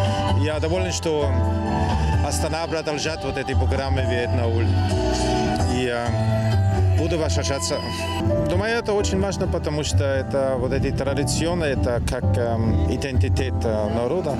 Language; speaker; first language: Russian; non-native, learner; German